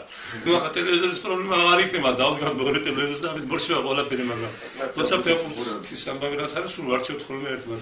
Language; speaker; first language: Georgian; native; Georgian